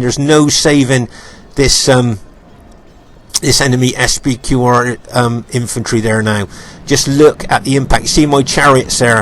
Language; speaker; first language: English; native; English